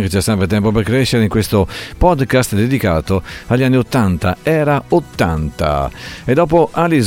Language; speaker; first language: Italian; native; Italian